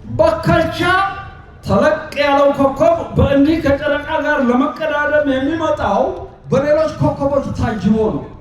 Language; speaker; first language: Amharic; non-native, local second language; Sidamo